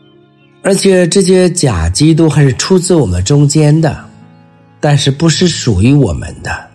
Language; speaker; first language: Chinese; native; Chinese